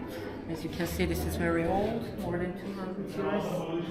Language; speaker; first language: English; non-native, learner; Armenian